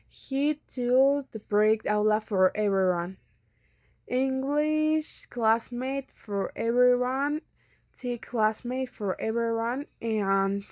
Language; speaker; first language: English; non-native, learner; Spanish